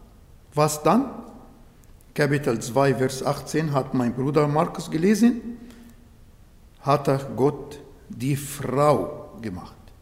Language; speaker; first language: German; non-native, learner; Arabic